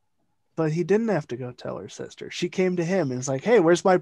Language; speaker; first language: English; native; English